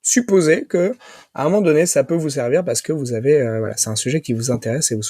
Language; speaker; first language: French; native; French